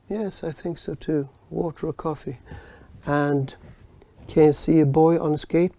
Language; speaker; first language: English; non-native, fluent; Swedish